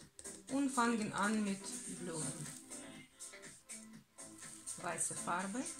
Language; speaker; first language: German; non-native, learner; Russian